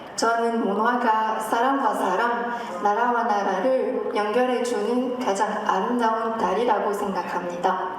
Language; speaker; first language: Korean; non-native, fluent; French